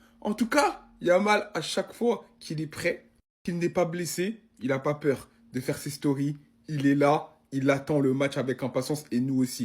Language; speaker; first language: French; native; French